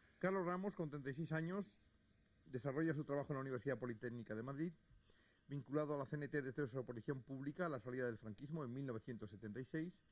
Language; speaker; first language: Spanish; native; Spanish